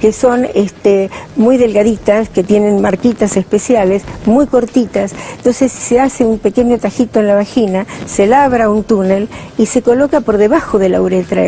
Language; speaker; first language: Spanish; native; Spanish